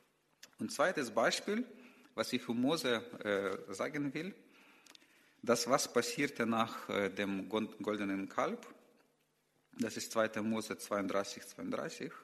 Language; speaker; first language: German; non-native, learner; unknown